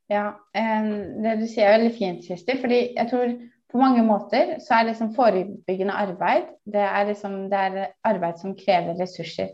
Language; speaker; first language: Norwegian; early bilingual, other home language; Somali